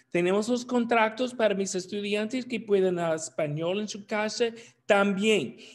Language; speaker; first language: Spanish; non-native, learner; English